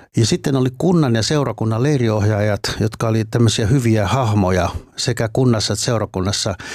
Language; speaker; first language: Finnish; native; Finnish